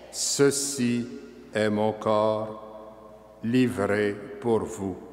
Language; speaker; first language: French; native; French